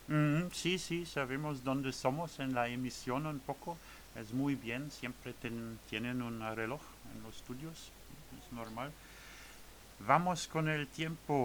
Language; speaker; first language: Spanish; non-native, fluent; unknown